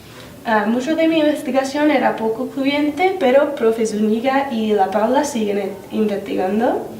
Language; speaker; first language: Spanish; non-native, learner; English